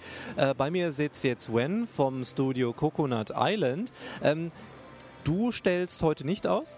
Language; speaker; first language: German; native; German